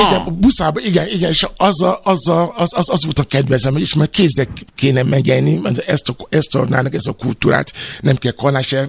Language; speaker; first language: Hungarian; non-native, learner; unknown